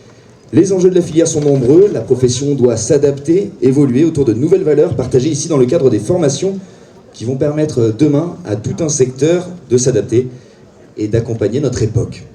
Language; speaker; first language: French; native; French